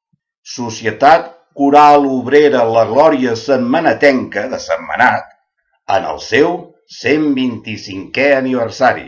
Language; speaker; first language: Catalan; native; Catalan